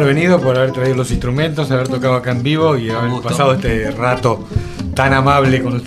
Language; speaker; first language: Spanish; native; Spanish